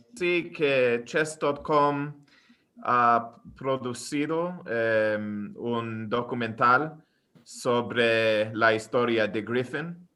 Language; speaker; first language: Spanish; non-native, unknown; English